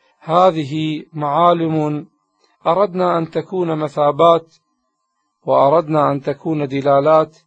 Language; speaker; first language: Arabic; native; Arabic